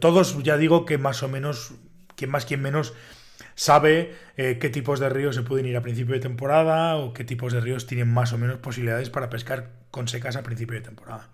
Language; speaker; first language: Spanish; native; Spanish